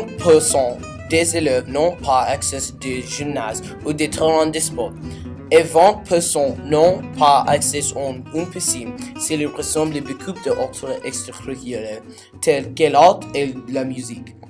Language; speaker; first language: French; non-native, learner; English